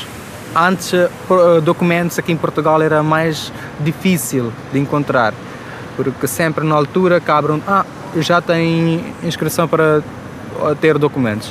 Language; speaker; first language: Portuguese; non-native, fluent; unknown